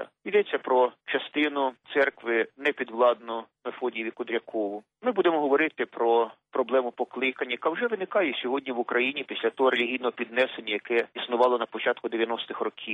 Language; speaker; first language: Ukrainian; native; Ukrainian